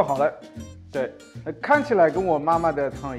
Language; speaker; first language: Chinese; non-native, fluent; German